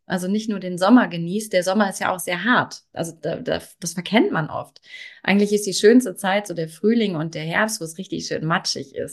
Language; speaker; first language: German; native; German